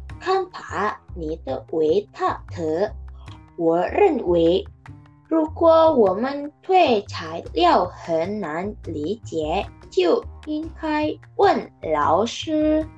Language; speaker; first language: Chinese; non-native, learner; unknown